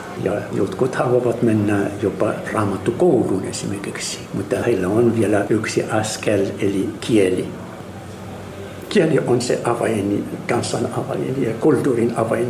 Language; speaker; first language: Finnish; non-native, fluent; Arabic